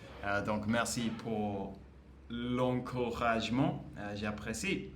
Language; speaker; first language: French; non-native, learner; English